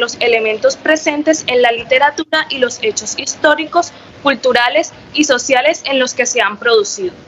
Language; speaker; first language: Spanish; native; Spanish